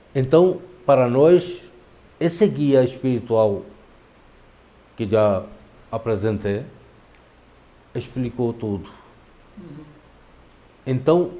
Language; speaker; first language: Portuguese; non-native, fluent; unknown